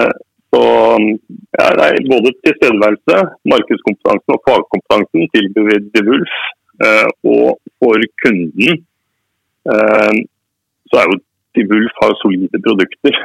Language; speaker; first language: Norwegian; native; Norwegian